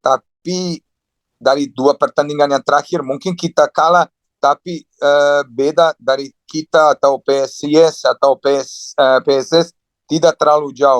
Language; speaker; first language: Indonesian; non-native, fluent; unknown